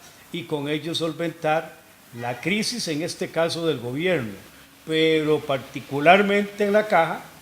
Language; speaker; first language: Spanish; native; Spanish